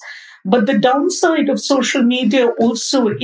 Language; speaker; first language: English; non-native, local second language; Bangla